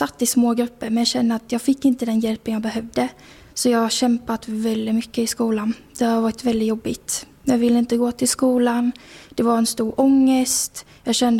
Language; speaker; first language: Swedish; native; Swedish